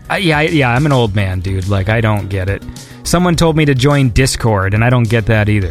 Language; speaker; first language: English; native; English